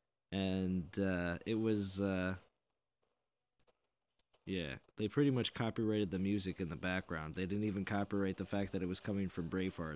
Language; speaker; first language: English; native; English